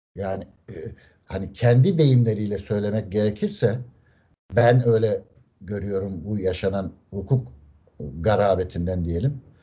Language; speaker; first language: Turkish; native; Turkish